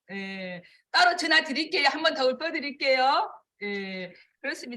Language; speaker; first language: Korean; native; Korean